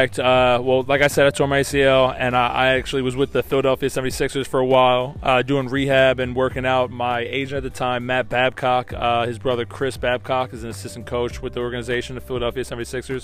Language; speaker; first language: English; native; English